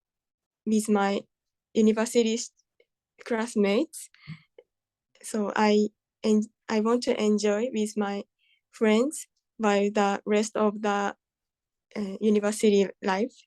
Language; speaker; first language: English; non-native, learner; Japanese